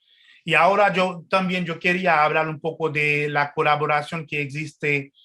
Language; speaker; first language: Spanish; non-native, fluent; French